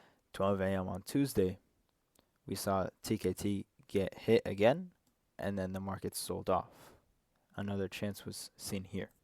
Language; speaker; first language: English; native; English